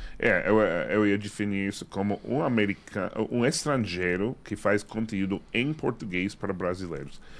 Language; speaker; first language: Portuguese; non-native, fluent; English